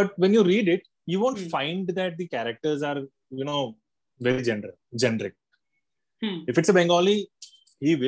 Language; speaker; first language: English; non-native, local second language; Malayalam